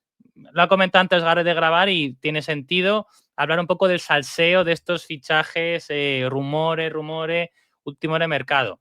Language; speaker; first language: Spanish; native; Spanish